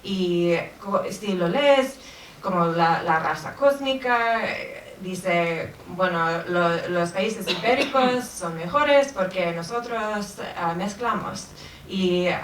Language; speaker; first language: Spanish; non-native, fluent; English